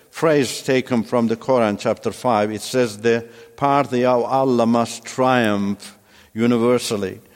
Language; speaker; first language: English; non-native, fluent; Turkish